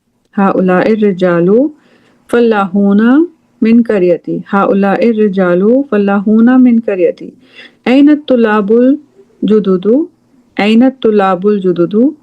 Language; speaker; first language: Arabic; non-native, fluent; English